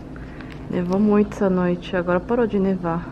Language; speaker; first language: Portuguese; native; Portuguese